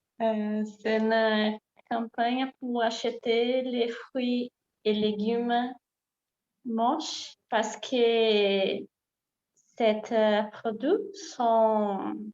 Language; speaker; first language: French; non-native, learner; Portuguese